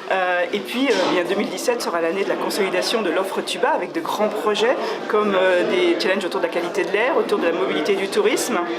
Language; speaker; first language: French; native; French